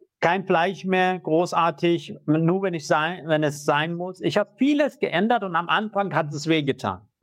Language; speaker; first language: German; non-native, fluent; Persian